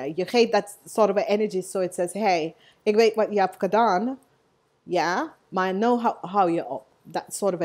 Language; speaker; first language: Dutch; non-native, learner; English